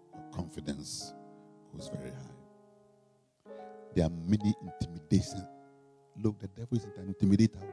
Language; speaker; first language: English; non-native, local second language; Akan